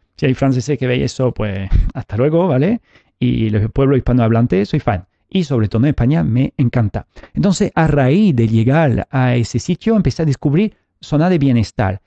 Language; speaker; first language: Spanish; early bilingual, heritage; Spanish